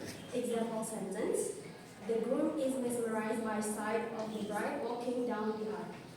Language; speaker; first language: English; non-native, local second language; Indonesian